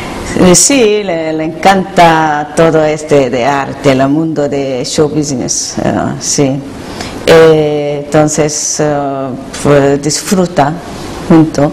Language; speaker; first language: Spanish; non-native, learner; Korean